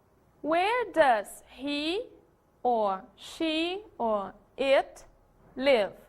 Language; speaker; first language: English; non-native, fluent; Portuguese